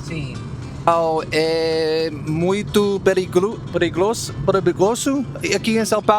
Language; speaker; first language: Portuguese; non-native, learner; English